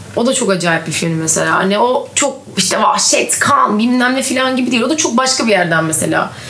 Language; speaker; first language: Turkish; native; Turkish